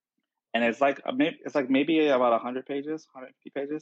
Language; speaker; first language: English; native; English